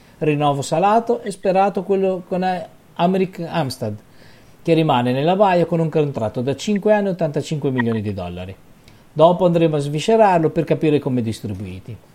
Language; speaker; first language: Italian; native; Italian